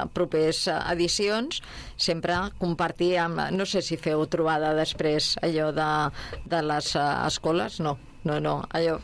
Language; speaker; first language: Catalan; native; Catalan